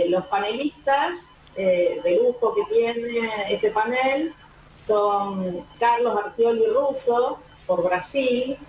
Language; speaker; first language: Spanish; native; Spanish